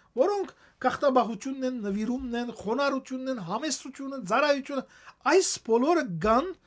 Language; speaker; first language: Armenian; native; Armenian